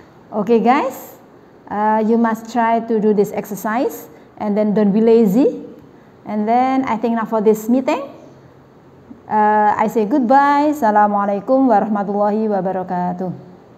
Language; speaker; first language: English; non-native, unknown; Indonesian